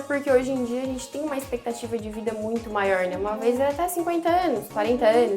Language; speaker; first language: Portuguese; native; Portuguese